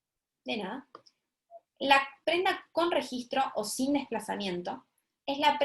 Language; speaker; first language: Spanish; native; Spanish